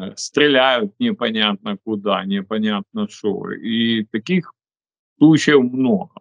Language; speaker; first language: Russian; non-native, local second language; Ukrainian